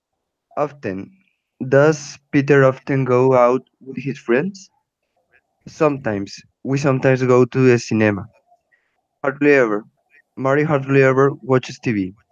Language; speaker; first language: English; non-native, learner; Spanish